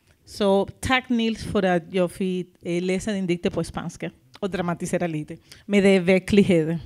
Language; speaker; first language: Danish; non-native, learner; Spanish